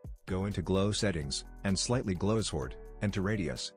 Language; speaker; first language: English; non-native, fluent; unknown